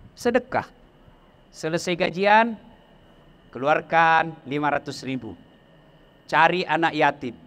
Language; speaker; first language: Indonesian; non-native, local second language; Buginese